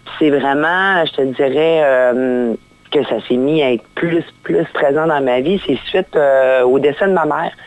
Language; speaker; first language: French; native; French